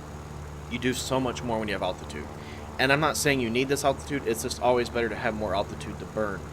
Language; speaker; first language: English; native; English